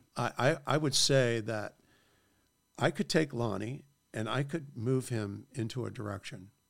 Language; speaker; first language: English; native; English